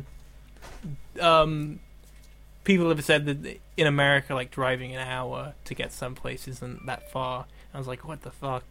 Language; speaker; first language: English; native; English